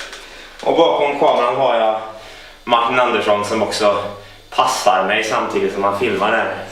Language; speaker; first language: Swedish; native; Swedish